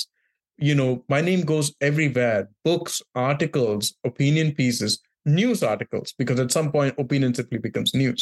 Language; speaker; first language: English; non-native, local second language; Tamil